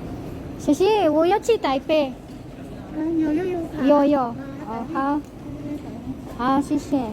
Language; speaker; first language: Chinese; non-native, learner; Filipino